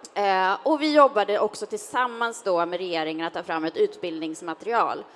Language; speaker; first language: Swedish; native; Swedish